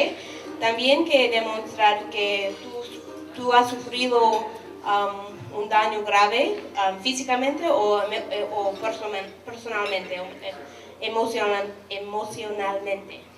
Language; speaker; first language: Spanish; non-native, fluent; English